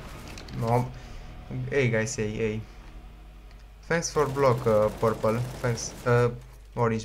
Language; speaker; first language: English; non-native, learner; Romanian